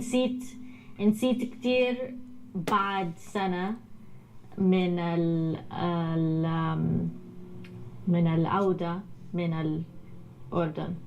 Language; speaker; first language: Arabic; non-native, learner; English